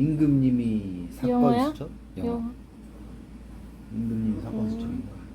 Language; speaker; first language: Korean; native; Korean